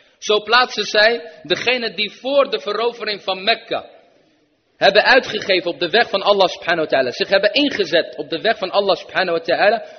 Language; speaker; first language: Dutch; early bilingual, other home language; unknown